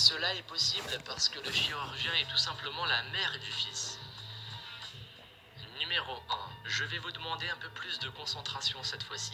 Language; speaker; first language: French; native; French